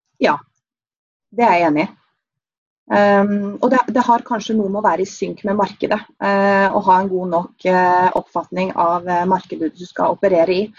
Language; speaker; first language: Norwegian; native; Norwegian